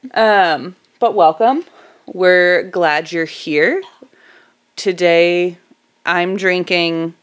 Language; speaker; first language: English; native; English